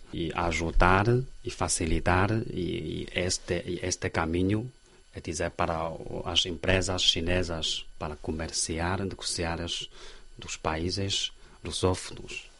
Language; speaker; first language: Portuguese; non-native, learner; Chinese